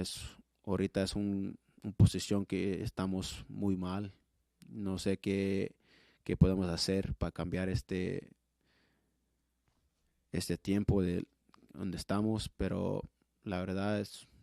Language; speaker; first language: Spanish; early bilingual, heritage; Spanish